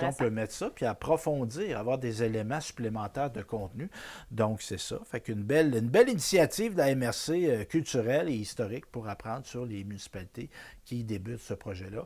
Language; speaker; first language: French; native; French